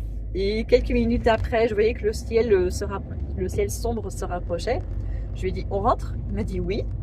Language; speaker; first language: French; native; French